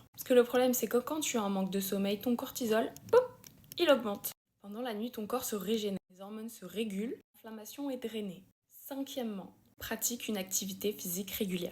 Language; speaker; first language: French; native; French